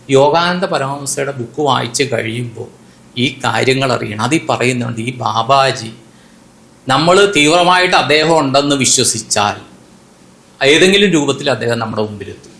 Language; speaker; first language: Malayalam; non-native, local second language; Konkani